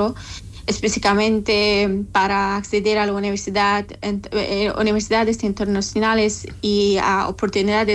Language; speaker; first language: Spanish; non-native, learner; Persian